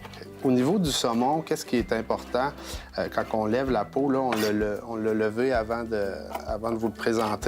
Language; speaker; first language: French; native; French